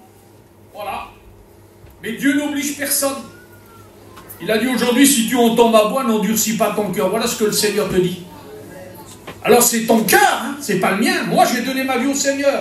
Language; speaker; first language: French; native; French